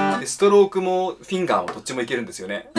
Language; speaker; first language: Japanese; native; Japanese